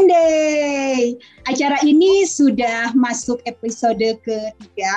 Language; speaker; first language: Indonesian; native; Indonesian